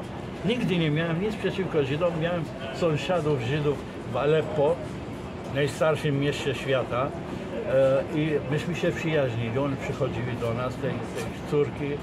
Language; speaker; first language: Polish; non-native, fluent; Arabic